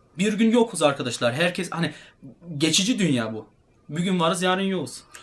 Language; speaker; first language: Turkish; early bilingual, heritage; Turkish